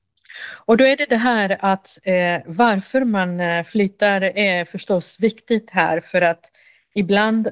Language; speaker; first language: Swedish; non-native, fluent; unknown